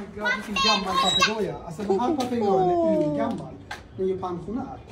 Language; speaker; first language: Swedish; early bilingual, other home language; Persian